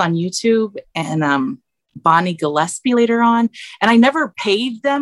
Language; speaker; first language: English; native; English